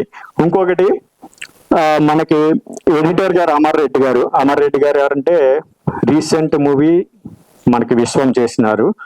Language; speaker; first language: Telugu; native; Telugu